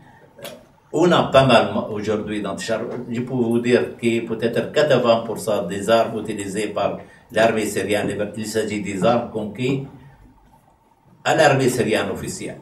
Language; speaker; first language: French; non-native, fluent; Arabic